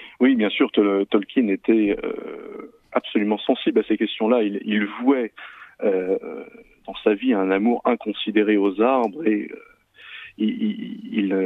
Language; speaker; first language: French; native; French